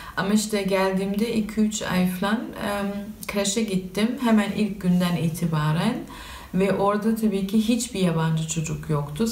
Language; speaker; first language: Turkish; early bilingual, heritage; Turkish